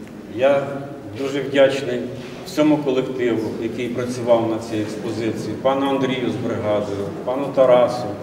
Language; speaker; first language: Ukrainian; native; Ukrainian